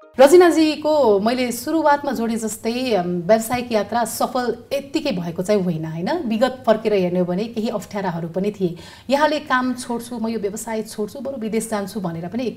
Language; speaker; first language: Nepali; native; Nepali